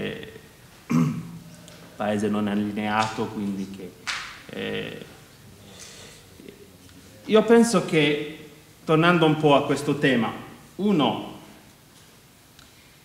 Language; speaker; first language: Italian; non-native, fluent; Maltese